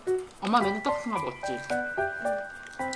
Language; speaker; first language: Korean; non-native, fluent; Chinese